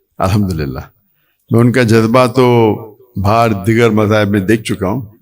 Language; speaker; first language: Urdu; non-native, local second language; Konkani